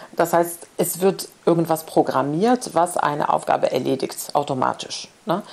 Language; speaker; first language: German; non-native, fluent; Arabic